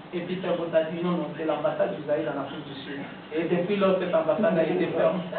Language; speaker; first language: French; non-native, local second language; Swahili